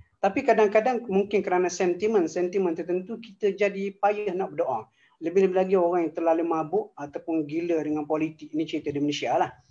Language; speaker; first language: Malay; native; Malay